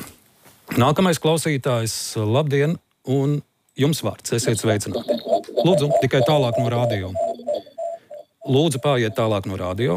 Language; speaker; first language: Latvian; native; Latvian